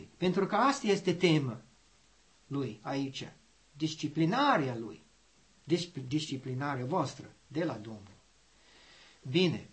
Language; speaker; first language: Romanian; non-native, learner; English